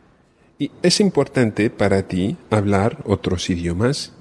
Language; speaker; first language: Spanish; non-native, fluent; English